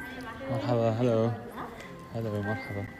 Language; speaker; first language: Arabic; native; Arabic